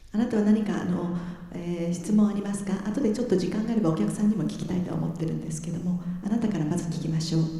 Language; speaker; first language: Japanese; native; Japanese